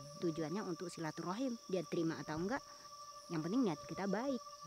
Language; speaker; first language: Indonesian; native; Indonesian